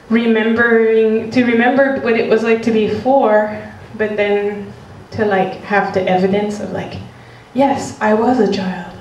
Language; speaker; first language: English; non-native, fluent; French